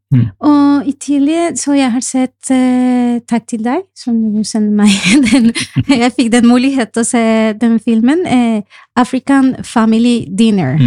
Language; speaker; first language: Norwegian; non-native, fluent; Arabic